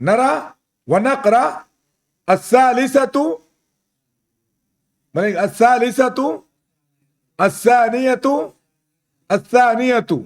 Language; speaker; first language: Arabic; non-native, fluent; Urdu